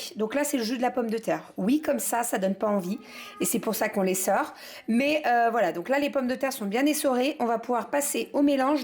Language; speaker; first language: French; native; French